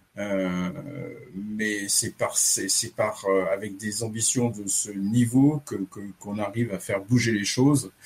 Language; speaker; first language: French; native; French